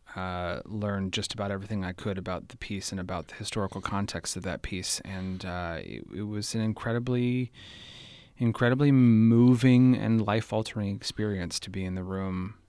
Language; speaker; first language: English; native; English